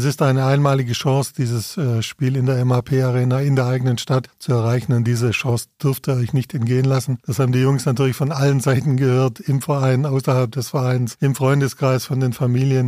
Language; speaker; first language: German; native; German